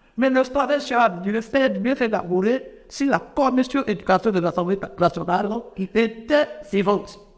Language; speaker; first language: French; non-native, local second language; Fon